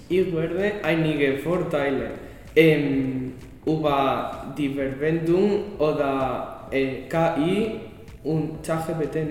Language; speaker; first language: German; non-native, learner; Spanish